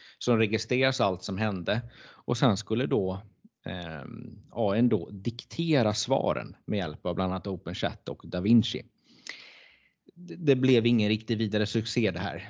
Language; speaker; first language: Swedish; native; Swedish